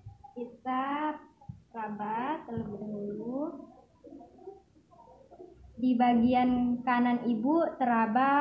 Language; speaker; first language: Indonesian; native; Indonesian